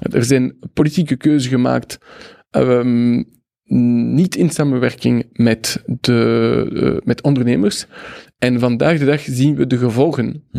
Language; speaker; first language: Dutch; non-native, local second language; French